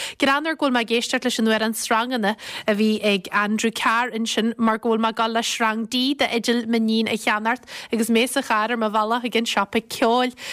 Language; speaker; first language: Irish; native; Irish